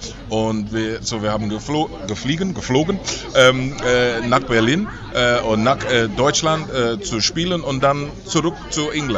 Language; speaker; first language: German; non-native, learner; English